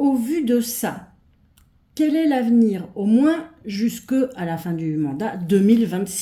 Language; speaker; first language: French; native; French